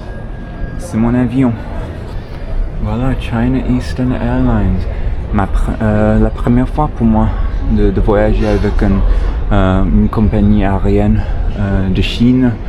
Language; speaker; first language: French; non-native, fluent; English